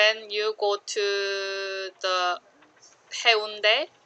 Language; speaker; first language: English; non-native, learner; Korean